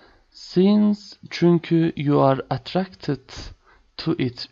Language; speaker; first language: English; non-native, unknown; Turkish